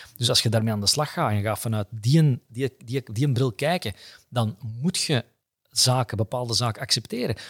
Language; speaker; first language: Dutch; native; Dutch